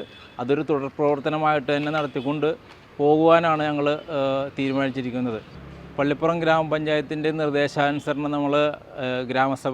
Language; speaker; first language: Malayalam; native; Malayalam